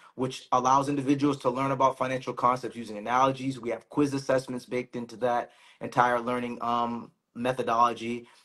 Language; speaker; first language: English; native; English